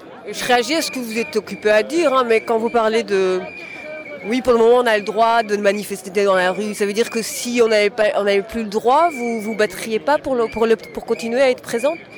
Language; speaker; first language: French; native; French